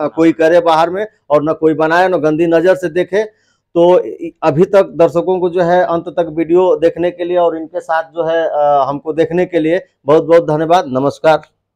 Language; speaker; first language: Hindi; non-native, local second language; Bhojpuri